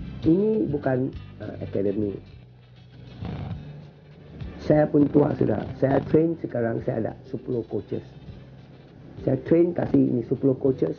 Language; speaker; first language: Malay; non-native, local second language; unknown